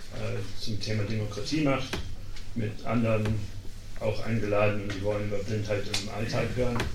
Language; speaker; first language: German; non-native, fluent; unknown